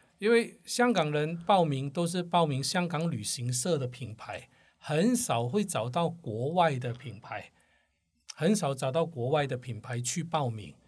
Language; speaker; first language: Chinese; non-native, local second language; Cantonese